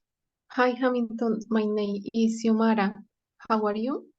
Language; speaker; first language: English; non-native, learner; Spanish